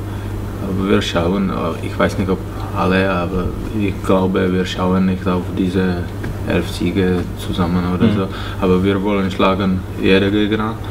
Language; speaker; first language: German; non-native, learner; Czech